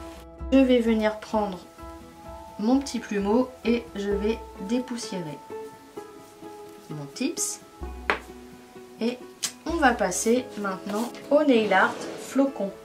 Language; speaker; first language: French; native; French